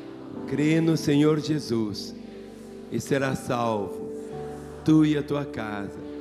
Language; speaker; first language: Portuguese; native; Portuguese